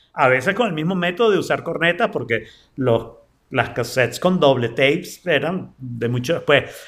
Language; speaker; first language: Spanish; native; Spanish